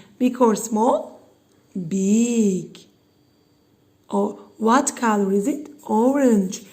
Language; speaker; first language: English; non-native, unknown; Turkish